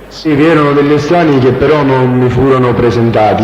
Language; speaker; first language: Italian; native; Italian